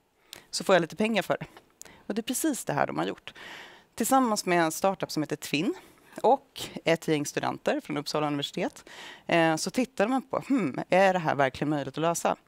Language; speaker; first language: Swedish; native; Swedish